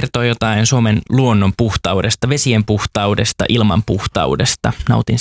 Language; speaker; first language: Finnish; native; Finnish